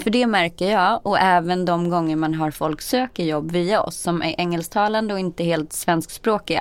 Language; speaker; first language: Swedish; native; Swedish